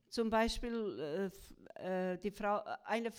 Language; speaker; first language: German; non-native, fluent; Croatian